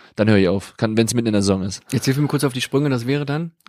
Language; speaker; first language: German; native; German